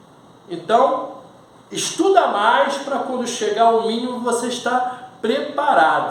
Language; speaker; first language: Portuguese; native; Portuguese